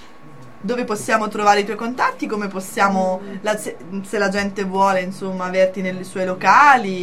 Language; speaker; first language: Italian; native; Italian